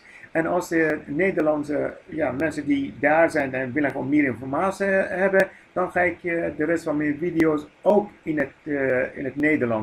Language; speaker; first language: Dutch; non-native, fluent; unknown